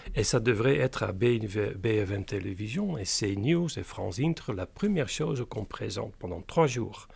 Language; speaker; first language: French; non-native, fluent; Dutch